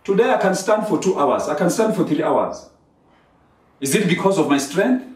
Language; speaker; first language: English; non-native, local second language; Swahili